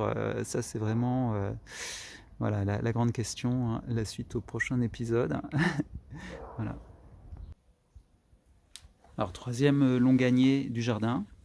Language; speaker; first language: French; native; French